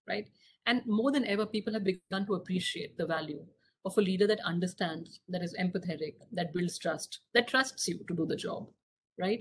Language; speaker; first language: English; non-native, local second language; Hindi